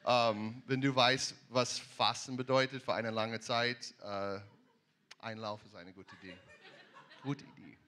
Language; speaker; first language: German; non-native, fluent; English